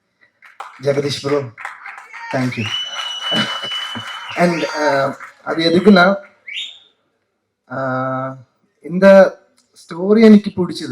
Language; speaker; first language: Tamil; non-native, learner; Malayalam